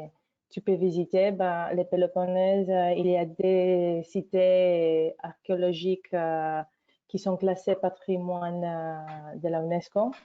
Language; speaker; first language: French; non-native, fluent; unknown